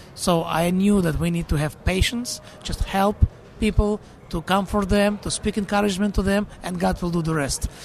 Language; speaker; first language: English; non-native, fluent; Russian